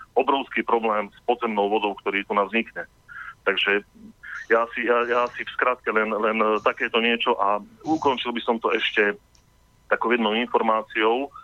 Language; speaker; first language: Slovak; native; Slovak